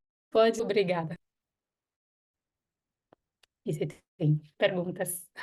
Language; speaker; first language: Portuguese; non-native, fluent; Hebrew